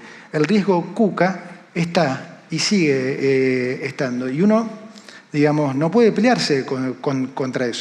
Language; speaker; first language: Spanish; native; Spanish